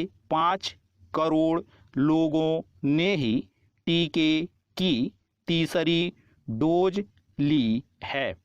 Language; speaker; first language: Hindi; native; Hindi